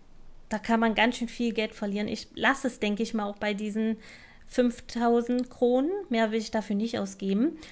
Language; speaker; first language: German; native; German